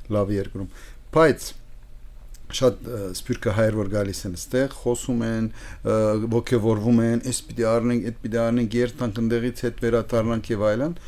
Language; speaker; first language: Armenian; early bilingual, heritage; Armenian